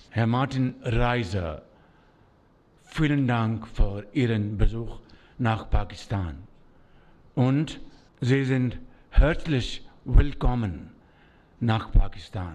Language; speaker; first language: German; non-native, learner; Urdu